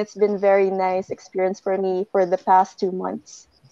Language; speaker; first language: English; non-native, local second language; Filipino